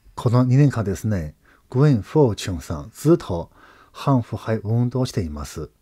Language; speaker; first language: Japanese; non-native, fluent; Chinese